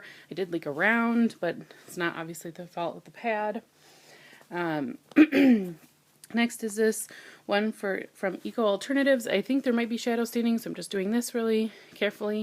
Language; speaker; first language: English; native; English